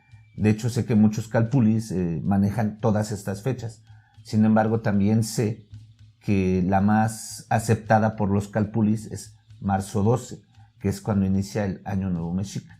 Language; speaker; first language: Spanish; native; Spanish